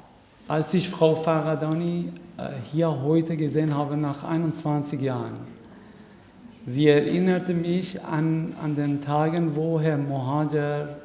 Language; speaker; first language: German; non-native, fluent; Persian